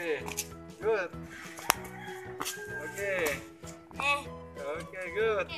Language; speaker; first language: English; non-native, learner; Indonesian